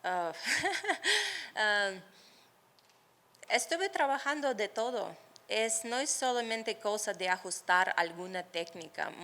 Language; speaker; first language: Spanish; non-native, fluent; Russian